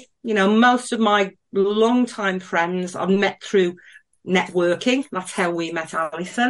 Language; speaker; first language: English; native; English